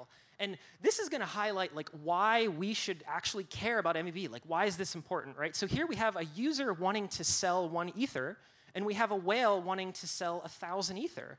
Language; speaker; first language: English; native; English